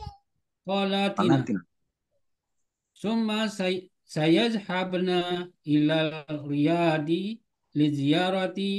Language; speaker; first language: Arabic; non-native, learner; Indonesian